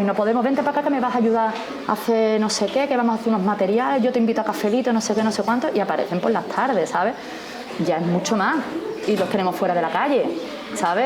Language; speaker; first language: Spanish; native; Spanish